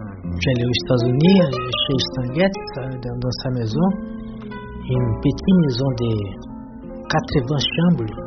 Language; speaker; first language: French; non-native, learner; Portuguese